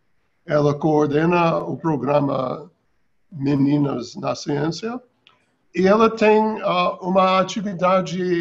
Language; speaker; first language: Portuguese; non-native, fluent; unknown